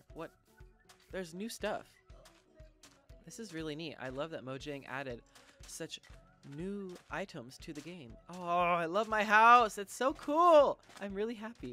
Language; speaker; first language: English; native; English